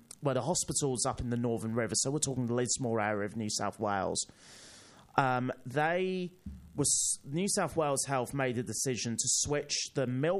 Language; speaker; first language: English; native; English